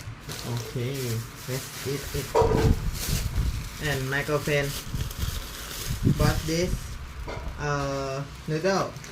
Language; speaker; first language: English; non-native, learner; Thai